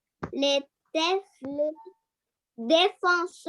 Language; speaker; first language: French; non-native, learner; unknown